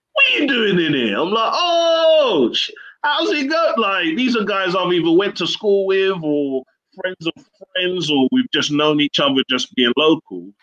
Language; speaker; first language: English; native; English